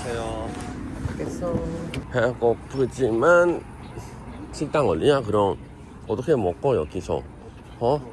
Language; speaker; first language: Korean; non-native, learner; Thai